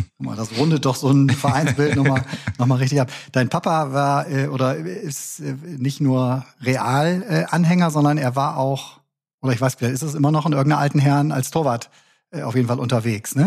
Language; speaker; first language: German; native; German